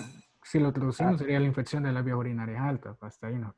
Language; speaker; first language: Spanish; native; Spanish